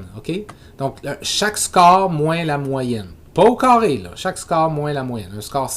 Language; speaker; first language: French; native; French